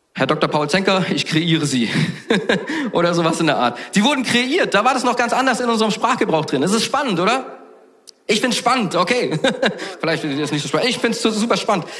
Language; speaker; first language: German; native; German